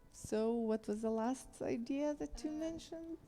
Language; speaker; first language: English; non-native, fluent; Lithuanian